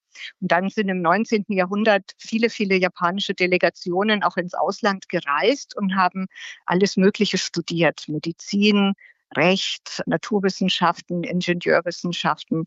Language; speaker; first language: German; native; German